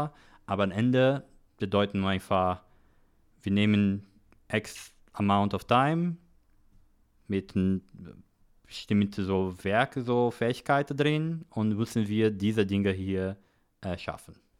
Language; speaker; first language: German; non-native, learner; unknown